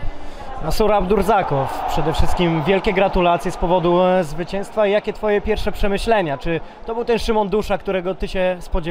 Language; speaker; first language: Polish; native; Polish